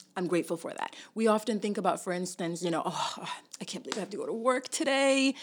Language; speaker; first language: English; early bilingual, other home language; Somali